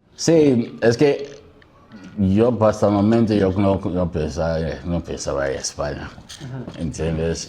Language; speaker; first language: Spanish; non-native, learner; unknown